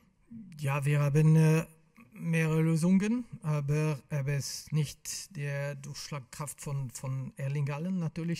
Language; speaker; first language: German; non-native, local second language; French